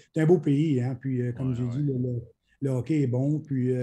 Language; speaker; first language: French; native; French